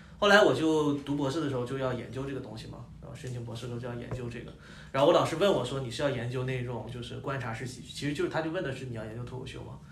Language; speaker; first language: Chinese; native; Chinese